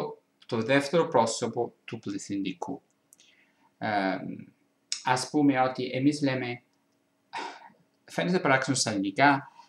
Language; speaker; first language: Greek; non-native, fluent; Italian